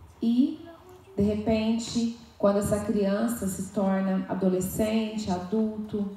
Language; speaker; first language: Portuguese; native; Portuguese